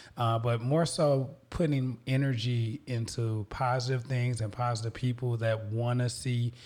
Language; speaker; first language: English; native; English